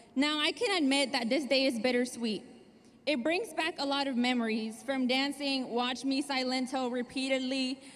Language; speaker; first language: English; early bilingual, other home language; Spanish